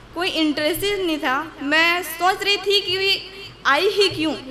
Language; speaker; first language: Hindi; native; Hindi